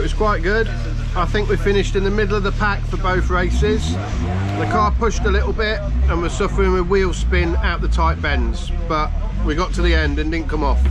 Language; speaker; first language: English; native; English